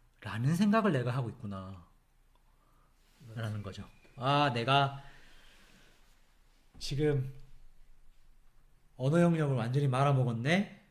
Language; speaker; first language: Korean; native; Korean